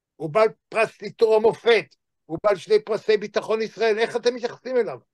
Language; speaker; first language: Hebrew; native; Hebrew